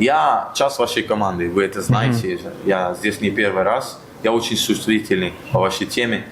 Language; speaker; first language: Russian; non-native, fluent; Italian